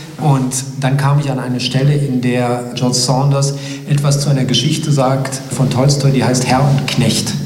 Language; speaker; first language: German; early bilingual, other home language; Slovenian